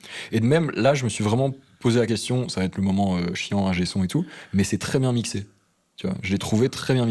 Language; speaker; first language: French; native; French